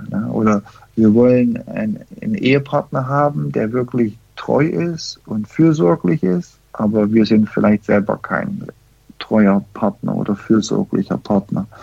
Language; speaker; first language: German; early bilingual, heritage; German